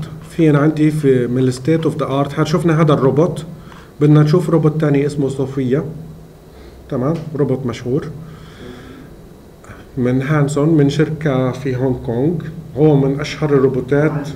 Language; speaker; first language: Arabic; native; Arabic